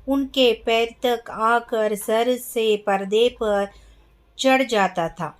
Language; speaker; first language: Hindi; non-native, local second language; Kannada